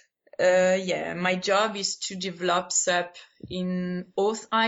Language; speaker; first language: English; non-native, fluent; Spanish